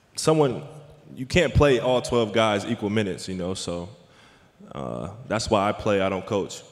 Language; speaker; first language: English; native; English